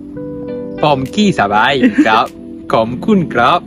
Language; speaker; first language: Thai; non-native, learner; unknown